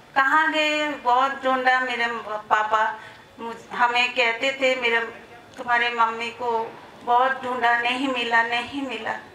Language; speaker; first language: Hindi; non-native, local second language; Bangla